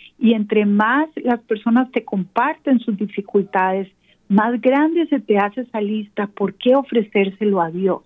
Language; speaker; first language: Spanish; native; Spanish